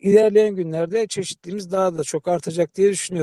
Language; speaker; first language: Turkish; native; Turkish